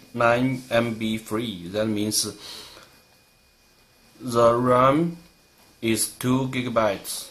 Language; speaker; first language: English; non-native, learner; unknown